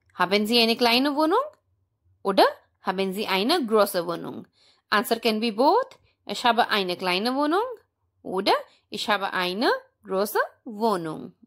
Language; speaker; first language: German; non-native, fluent; Hindi